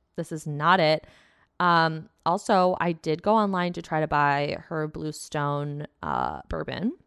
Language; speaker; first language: English; native; English